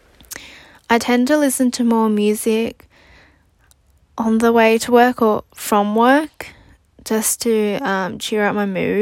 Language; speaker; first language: English; native; English